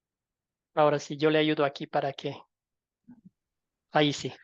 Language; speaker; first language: Spanish; native; Spanish